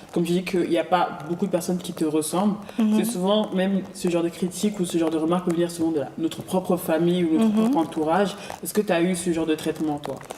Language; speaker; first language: French; native; French